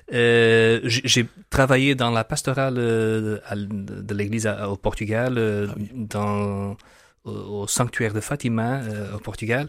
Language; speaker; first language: French; non-native, fluent; Portuguese